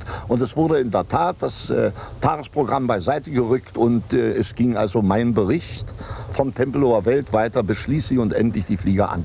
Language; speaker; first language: German; native; German